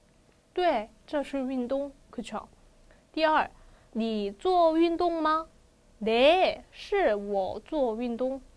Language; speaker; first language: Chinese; non-native, fluent; Korean